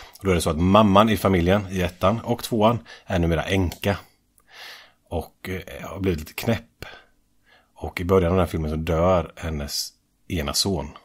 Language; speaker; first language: Swedish; native; Swedish